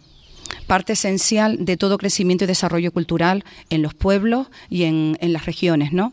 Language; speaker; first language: Spanish; native; Spanish